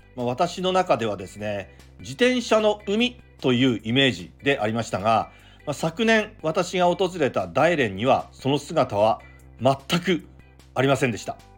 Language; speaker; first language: Japanese; native; Japanese